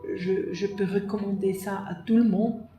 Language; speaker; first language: French; non-native, fluent; German